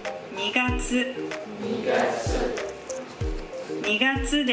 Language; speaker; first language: Japanese; non-native, learner; Indonesian